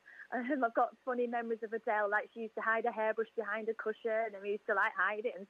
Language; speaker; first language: English; native; English